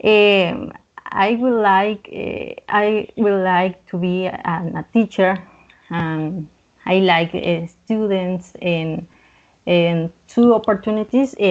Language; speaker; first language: English; non-native, learner; Spanish